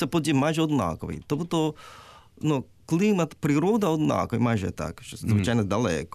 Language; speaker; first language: Ukrainian; non-native, learner; Japanese